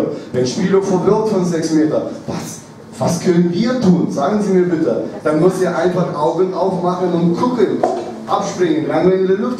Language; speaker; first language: German; non-native, fluent; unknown